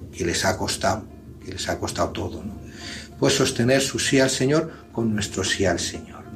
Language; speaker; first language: Spanish; native; Spanish